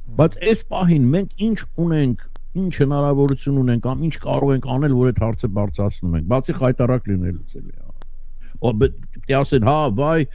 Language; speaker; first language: Armenian; native; Armenian